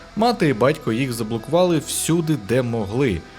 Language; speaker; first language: Ukrainian; early bilingual, other home language; Russian